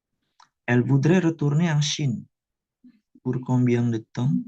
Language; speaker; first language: French; non-native, fluent; Indonesian